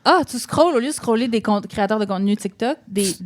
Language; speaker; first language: French; native; French